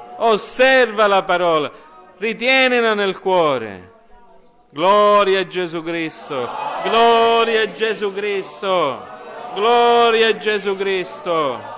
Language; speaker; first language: Italian; early bilingual, heritage; English